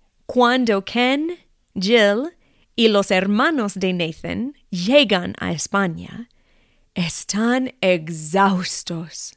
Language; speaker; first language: Spanish; non-native, fluent; English